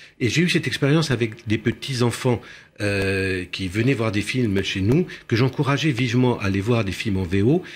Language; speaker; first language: French; early bilingual, other home language; Romanian